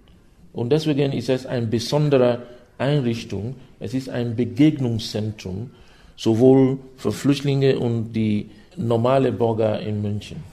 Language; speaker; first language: German; non-native, fluent; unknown